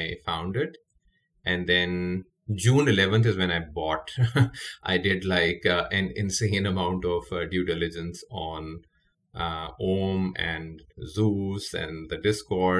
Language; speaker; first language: English; non-native, local second language; Urdu